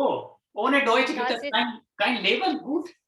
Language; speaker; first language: German; non-native, fluent; Hindi